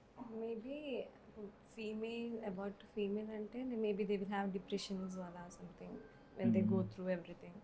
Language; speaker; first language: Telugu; non-native, learner; Malayalam